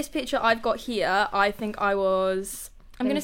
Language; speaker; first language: English; native; English